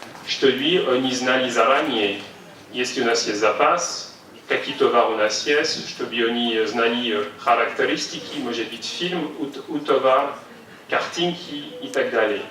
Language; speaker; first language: Russian; non-native, fluent; French